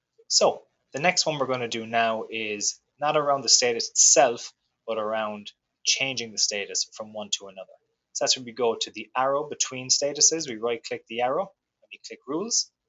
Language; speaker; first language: English; native; English